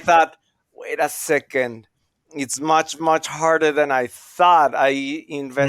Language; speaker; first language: English; non-native, fluent; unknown